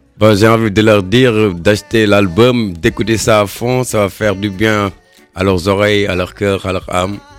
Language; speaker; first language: French; non-native, local second language; Wolof